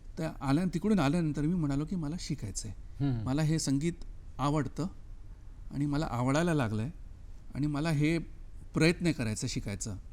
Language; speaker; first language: Marathi; native; Marathi